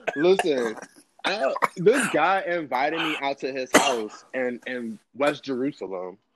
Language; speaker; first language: English; native; English